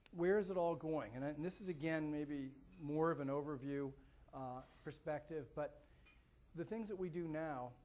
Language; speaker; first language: English; native; English